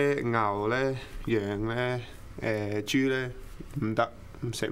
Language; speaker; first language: Cantonese; early bilingual, other home language; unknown